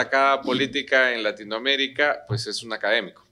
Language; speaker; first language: Spanish; native; Spanish